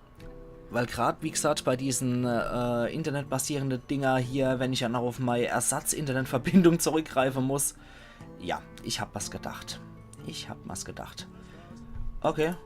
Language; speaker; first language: German; native; German